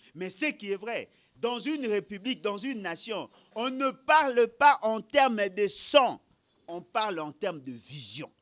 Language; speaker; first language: French; non-native, local second language; Lingala